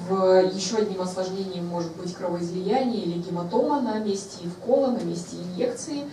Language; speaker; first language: Russian; native; Russian